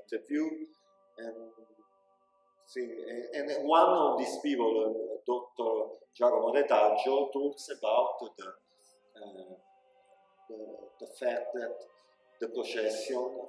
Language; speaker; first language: English; non-native, local second language; Italian